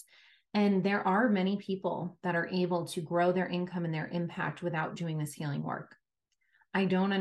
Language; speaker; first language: English; native; English